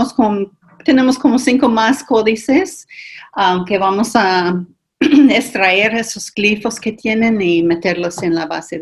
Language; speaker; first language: Spanish; non-native, fluent; English